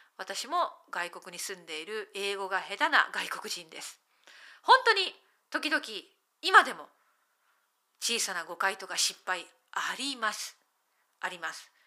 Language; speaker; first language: Japanese; native; Japanese